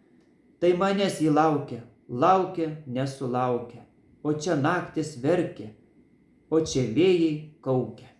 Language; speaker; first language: Lithuanian; native; Lithuanian